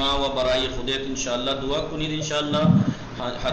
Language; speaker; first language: Persian; non-native, fluent; Urdu